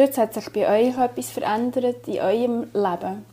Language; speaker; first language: German; native; German